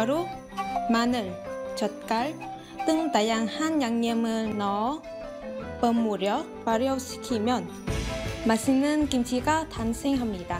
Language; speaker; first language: Korean; non-native, fluent; Vietnamese